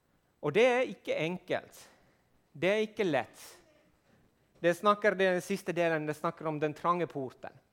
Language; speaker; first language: Swedish; non-native, fluent; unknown